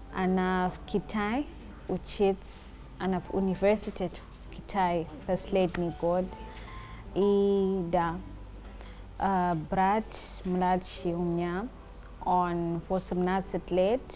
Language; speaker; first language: Russian; non-native, learner; Shona